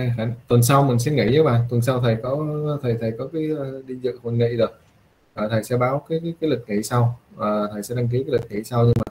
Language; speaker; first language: Vietnamese; native; Vietnamese